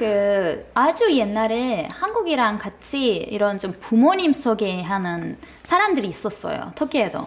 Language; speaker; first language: Korean; non-native, fluent; Turkish